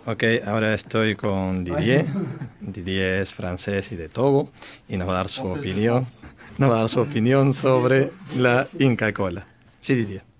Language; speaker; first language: Spanish; native; Spanish